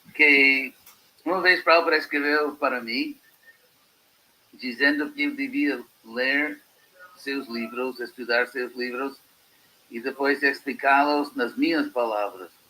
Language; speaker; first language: Portuguese; non-native, fluent; English